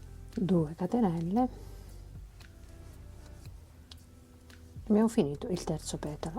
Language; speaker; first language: Italian; native; Italian